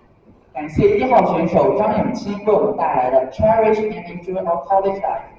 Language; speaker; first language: Chinese; native; Chinese